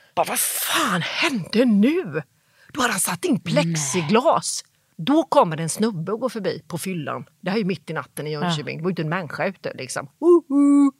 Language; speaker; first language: Swedish; native; Swedish